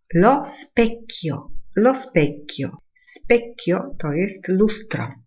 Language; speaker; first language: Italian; non-native, fluent; Polish